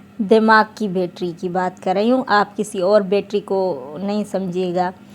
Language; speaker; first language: Urdu; non-native, local second language; Sindhi